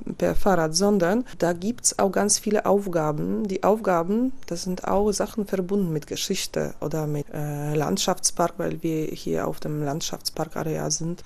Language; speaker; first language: German; non-native, fluent; Polish